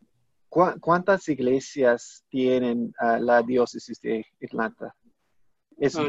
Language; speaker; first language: Spanish; non-native, learner; English